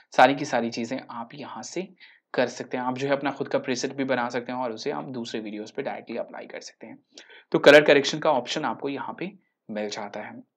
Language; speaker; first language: Hindi; native; Hindi